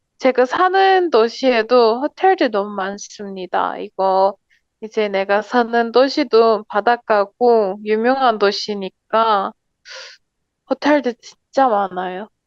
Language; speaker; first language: Korean; non-native, learner; Turkish